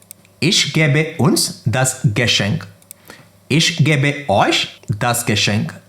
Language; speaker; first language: German; non-native, fluent; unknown